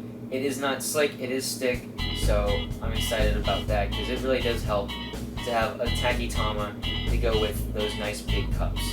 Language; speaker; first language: English; native; English